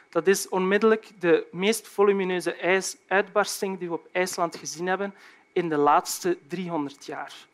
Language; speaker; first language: Dutch; native; Dutch